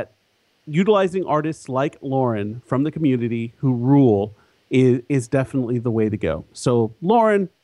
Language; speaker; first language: English; native; English